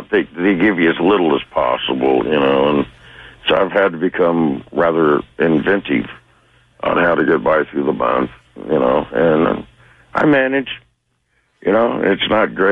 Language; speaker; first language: English; native; English